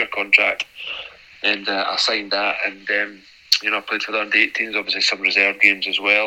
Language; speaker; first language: English; native; English